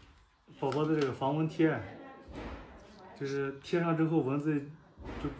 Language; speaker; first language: Chinese; native; Chinese